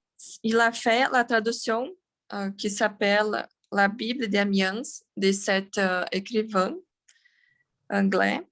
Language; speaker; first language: French; non-native, learner; Portuguese